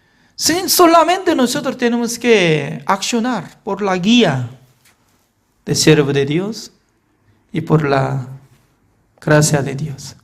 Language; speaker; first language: Spanish; non-native, fluent; Korean